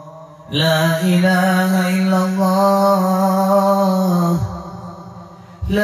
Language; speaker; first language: Arabic; native; Arabic